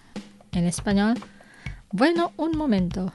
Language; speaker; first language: Spanish; non-native, fluent; Indonesian